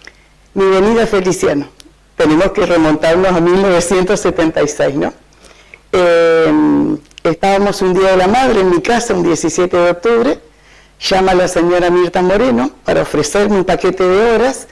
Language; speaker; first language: Spanish; native; Spanish